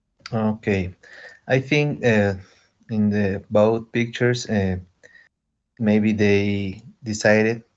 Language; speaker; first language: English; non-native, learner; Spanish